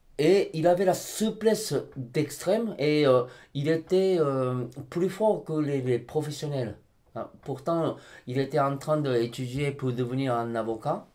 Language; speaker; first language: French; non-native, fluent; Japanese